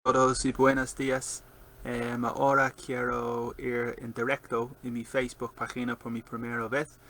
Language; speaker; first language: Spanish; non-native, learner; English